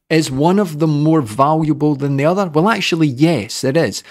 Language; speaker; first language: English; native; English